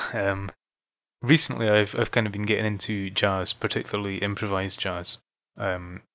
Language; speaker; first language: English; native; English